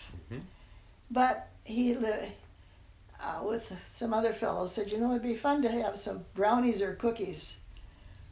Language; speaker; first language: English; non-native, local second language; German